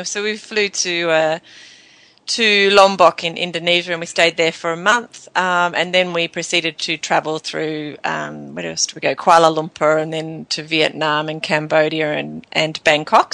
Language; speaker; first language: English; native; English